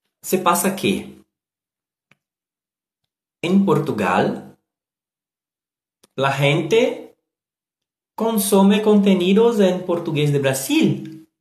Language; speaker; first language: Spanish; non-native, learner; Portuguese